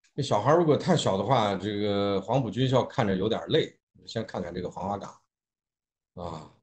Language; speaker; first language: Chinese; native; Chinese